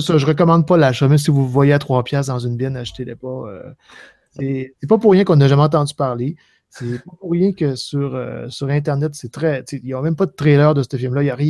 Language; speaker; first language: French; native; French